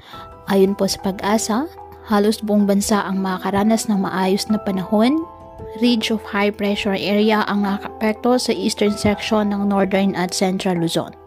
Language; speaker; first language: Filipino; non-native, local second language; Masbatenyo